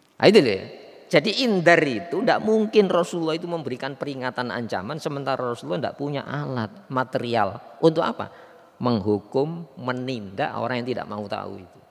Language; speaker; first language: Indonesian; non-native, local second language; Javanese